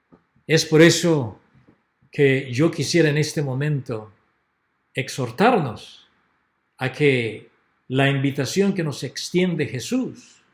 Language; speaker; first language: Spanish; native; Spanish